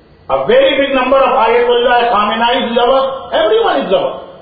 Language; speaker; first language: English; non-native, fluent; Urdu